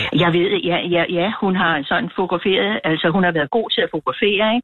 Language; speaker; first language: Danish; native; Danish